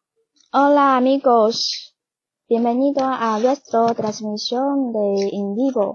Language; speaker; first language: Spanish; non-native, learner; Chinese